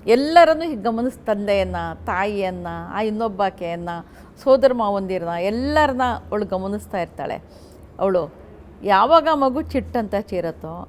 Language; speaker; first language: Kannada; non-native, local second language; Urdu